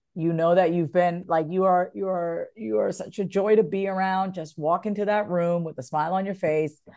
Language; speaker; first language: English; native; English